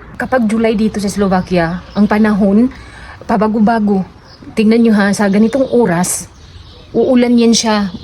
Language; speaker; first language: Filipino; non-native, local second language; Cebuano